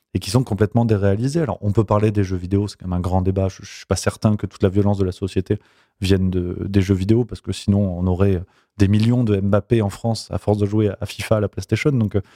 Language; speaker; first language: French; native; French